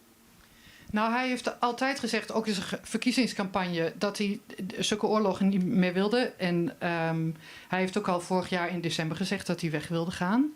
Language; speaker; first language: Dutch; native; Dutch